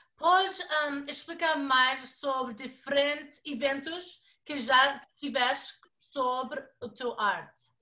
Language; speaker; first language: Portuguese; early bilingual, other home language; English